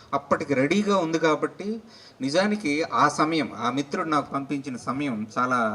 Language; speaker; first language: Telugu; non-native, local second language; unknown